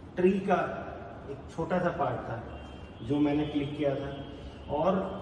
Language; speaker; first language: Hindi; non-native, local second language; Gujarati